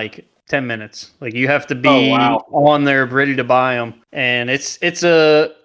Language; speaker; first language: English; native; English